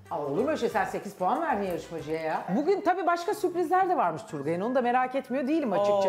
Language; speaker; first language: Turkish; native; Turkish